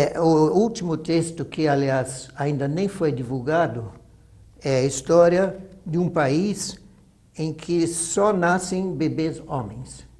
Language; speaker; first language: Portuguese; early bilingual, other home language; German